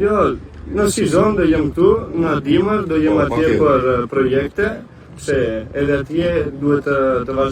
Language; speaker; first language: Albanian; early bilingual, other home language; Italian